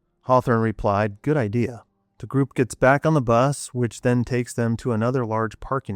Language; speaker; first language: English; native; English